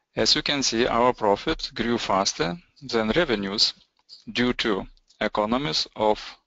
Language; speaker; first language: English; non-native, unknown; Lithuanian